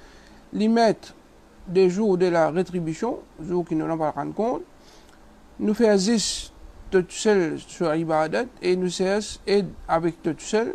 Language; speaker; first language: French; non-native, local second language; Morisyen